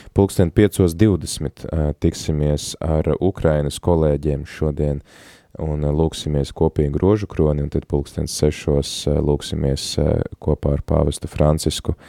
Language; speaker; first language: Latvian; native; Latvian